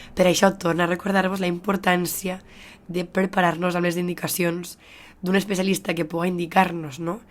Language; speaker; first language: Catalan; native; Catalan